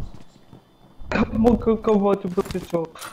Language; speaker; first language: English; non-native, fluent; Polish